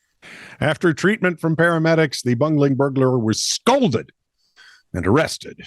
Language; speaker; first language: English; native; English